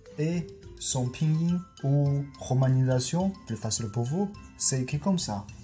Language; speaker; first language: French; non-native, fluent; Chinese